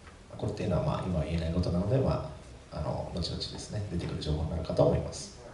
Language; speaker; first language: Japanese; native; Japanese